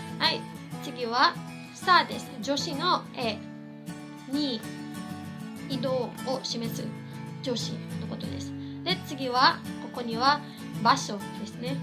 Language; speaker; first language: Japanese; non-native, fluent; Cebuano